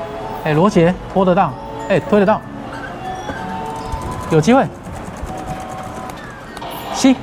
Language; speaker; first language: Chinese; native; Chinese